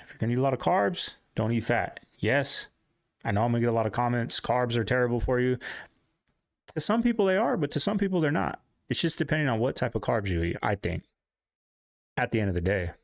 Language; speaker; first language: English; native; English